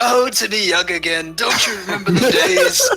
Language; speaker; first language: English; native; English